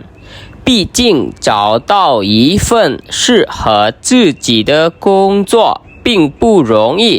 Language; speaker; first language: Chinese; non-native, fluent; Khmer